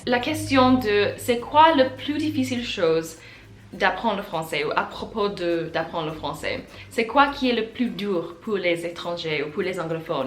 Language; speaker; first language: French; non-native, learner; English